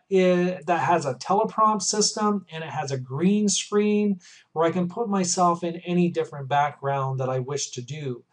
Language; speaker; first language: English; native; English